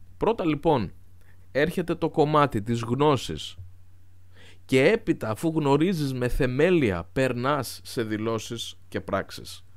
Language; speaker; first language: Greek; non-native, fluent; Arabic